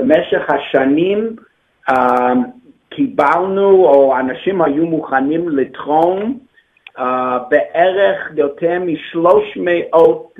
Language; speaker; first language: Hebrew; non-native, fluent; English